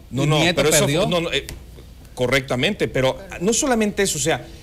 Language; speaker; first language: Spanish; native; Spanish